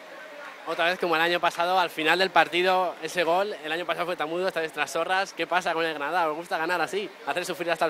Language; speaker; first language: Spanish; native; Spanish